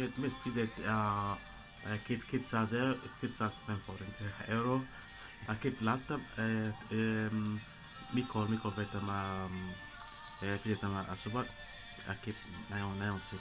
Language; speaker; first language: Hungarian; non-native, learner; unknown